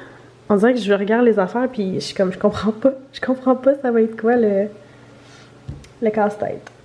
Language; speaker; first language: French; native; French